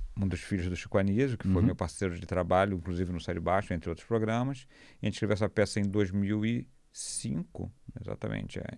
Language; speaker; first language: Portuguese; native; Portuguese